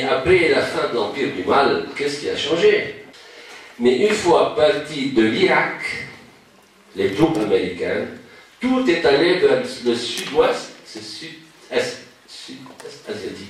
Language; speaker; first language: French; non-native, local second language; Arabic